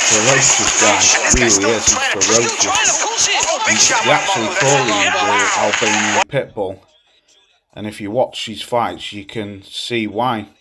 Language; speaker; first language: English; native; English